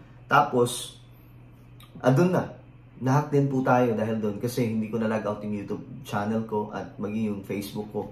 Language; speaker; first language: Filipino; native; Filipino